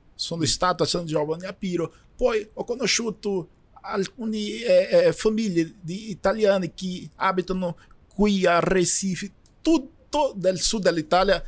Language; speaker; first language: Italian; non-native, learner; Portuguese